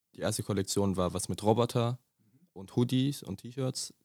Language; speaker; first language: German; native; German